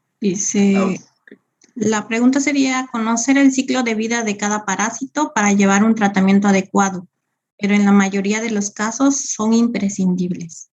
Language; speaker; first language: Spanish; native; Spanish